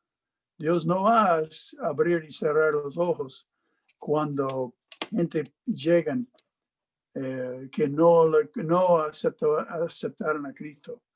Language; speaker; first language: Spanish; non-native, fluent; English